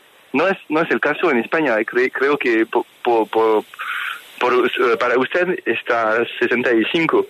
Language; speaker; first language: Spanish; non-native, fluent; French